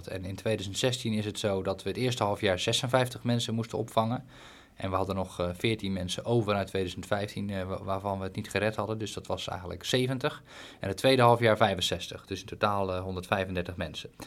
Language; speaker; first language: Dutch; native; Dutch